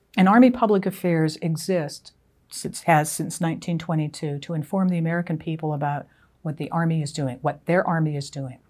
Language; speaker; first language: English; native; English